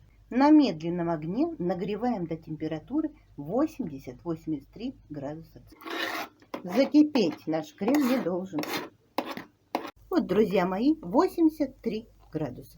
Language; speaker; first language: Russian; native; Russian